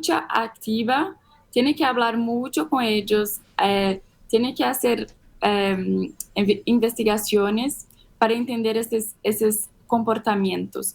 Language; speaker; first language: Spanish; non-native, fluent; Portuguese